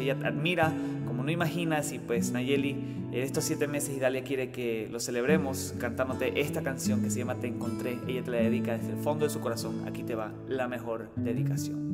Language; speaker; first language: Spanish; native; Spanish